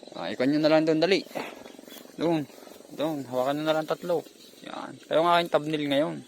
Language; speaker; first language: Filipino; native; Filipino